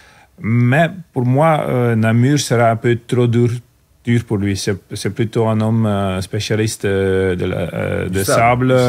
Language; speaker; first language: French; non-native, local second language; Dutch